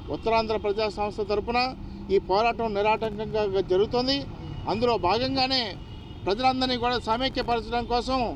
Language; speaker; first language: Telugu; native; Telugu